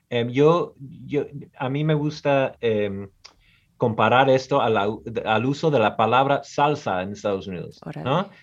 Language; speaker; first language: Spanish; early bilingual, heritage; Spanish